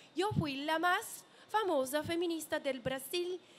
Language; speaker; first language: Spanish; non-native, learner; Portuguese